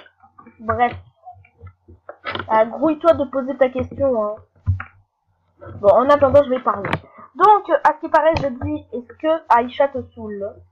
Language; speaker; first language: French; native; French